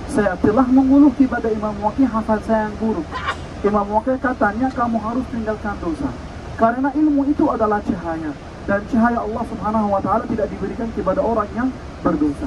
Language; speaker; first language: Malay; non-native, fluent; Arabic